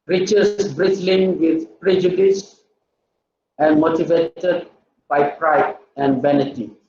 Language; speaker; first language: English; non-native, local second language; Malay